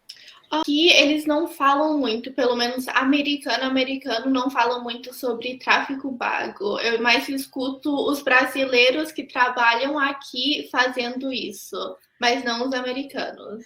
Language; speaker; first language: Portuguese; early bilingual, heritage; Portuguese